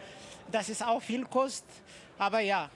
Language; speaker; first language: German; non-native, fluent; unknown